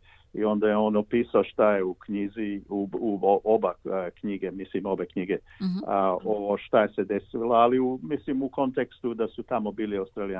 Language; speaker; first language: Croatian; early bilingual, heritage; Croatian